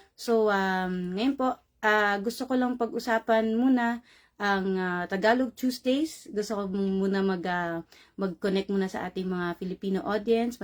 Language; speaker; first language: Filipino; native; Filipino